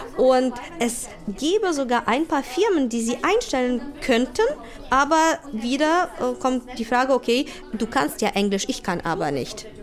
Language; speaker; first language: German; non-native, fluent; Ukrainian